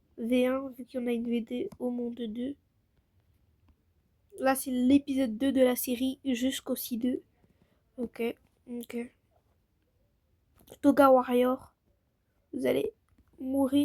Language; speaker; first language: French; native; French